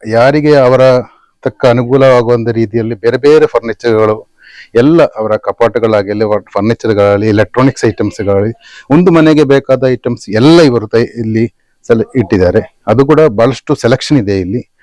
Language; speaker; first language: Kannada; native; Kannada